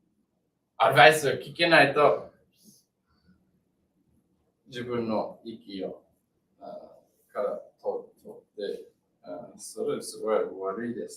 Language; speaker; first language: Japanese; non-native, learner; English